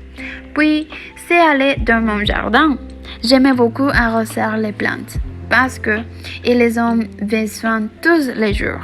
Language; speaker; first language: French; non-native, learner; Spanish